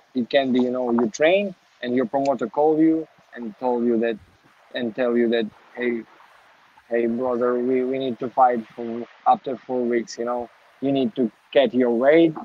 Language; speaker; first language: English; non-native, learner; Ukrainian